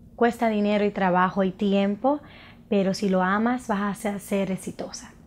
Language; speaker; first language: Spanish; native; Spanish